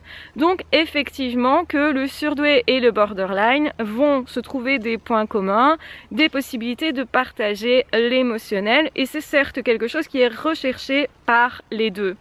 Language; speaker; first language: French; native; French